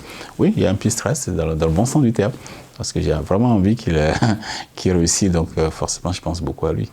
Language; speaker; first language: French; native; French